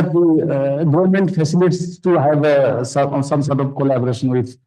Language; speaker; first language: English; non-native, local second language; Nepali